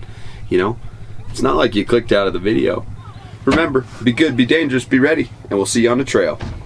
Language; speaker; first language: English; native; English